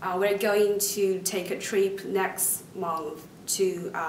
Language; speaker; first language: English; non-native, fluent; Chinese